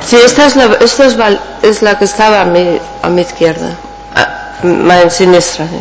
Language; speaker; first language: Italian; non-native, learner; Spanish